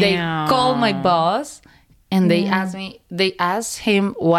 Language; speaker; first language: English; non-native, learner; Spanish